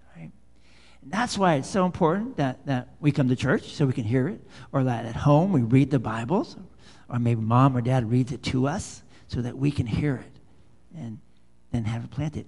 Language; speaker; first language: English; native; English